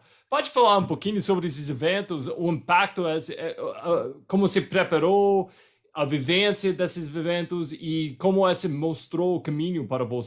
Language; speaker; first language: Portuguese; non-native, fluent; English